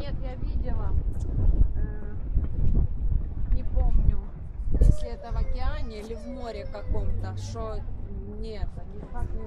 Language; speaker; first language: Russian; native; Russian